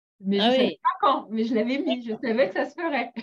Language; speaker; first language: French; native; French